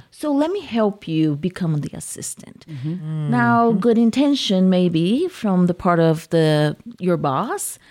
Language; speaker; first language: English; non-native, fluent; Portuguese